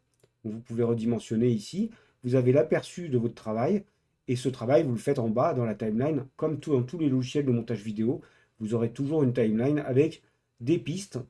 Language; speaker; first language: French; native; French